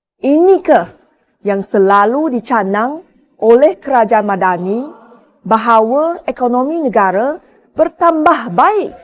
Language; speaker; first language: Malay; native; Malay